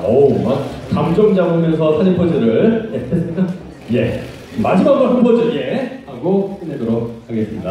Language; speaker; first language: Korean; native; Korean